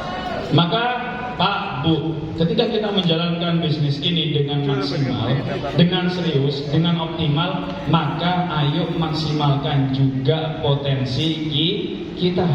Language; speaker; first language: Indonesian; native; Indonesian